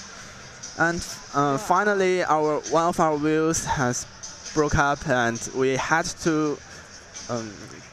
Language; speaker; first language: English; non-native, learner; Chinese